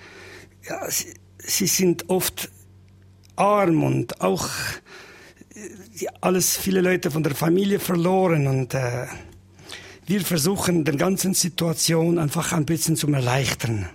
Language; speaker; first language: German; non-native, learner; Albanian